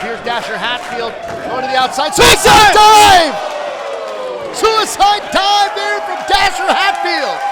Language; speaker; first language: English; native; English